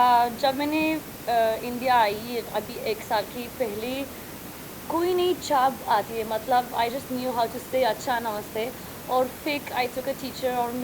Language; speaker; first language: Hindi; non-native, learner; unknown